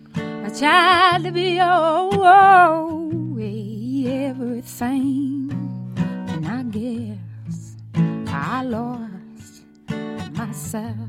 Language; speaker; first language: English; native; English